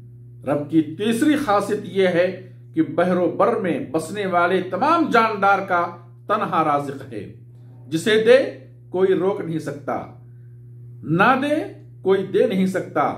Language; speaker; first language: Urdu; native; Urdu